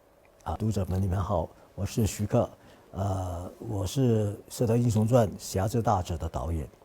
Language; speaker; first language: Chinese; non-native, fluent; Cantonese